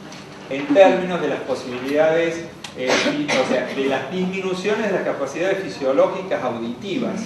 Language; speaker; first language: Spanish; native; Spanish